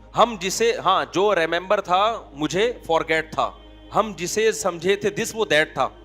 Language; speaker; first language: Urdu; native; Urdu